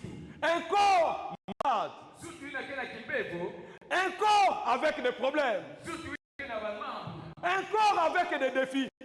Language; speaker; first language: French; non-native, local second language; Lingala